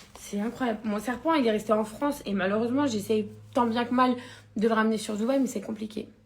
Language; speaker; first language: French; native; French